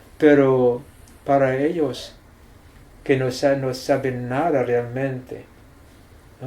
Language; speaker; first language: Spanish; non-native, fluent; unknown